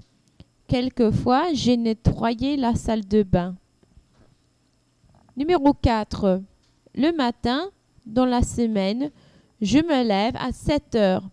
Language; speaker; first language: French; non-native, learner; English